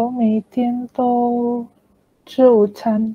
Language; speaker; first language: Chinese; non-native, learner; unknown